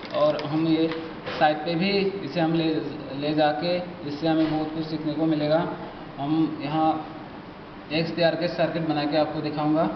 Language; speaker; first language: Hindi; non-native, local second language; Assamese